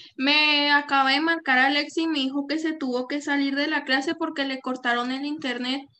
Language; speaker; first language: Spanish; native; Spanish